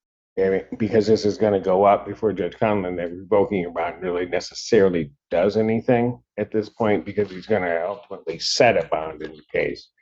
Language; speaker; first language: English; native; English